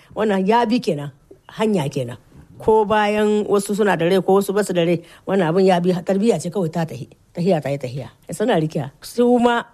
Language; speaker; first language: Hausa; non-native, local second language; Kanuri